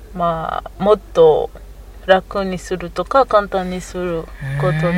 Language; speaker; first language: Japanese; non-native, fluent; Fon